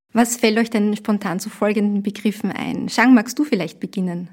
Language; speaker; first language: German; native; German